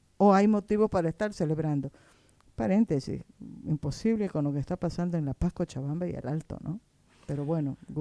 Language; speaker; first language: Spanish; native; Spanish